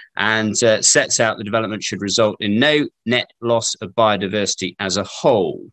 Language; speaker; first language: English; native; English